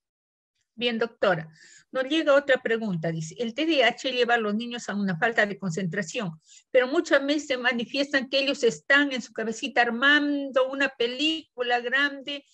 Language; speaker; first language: Spanish; native; Spanish